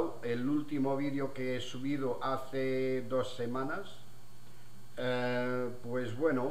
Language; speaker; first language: Spanish; non-native, fluent; Portuguese